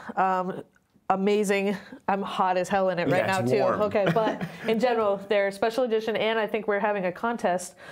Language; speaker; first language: English; native; English